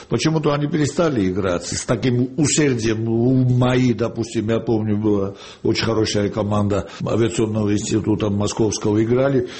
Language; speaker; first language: Russian; non-native, local second language; Georgian